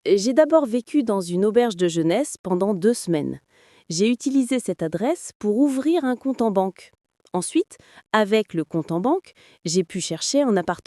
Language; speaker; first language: French; non-native, fluent; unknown